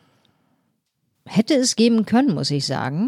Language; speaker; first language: German; native; German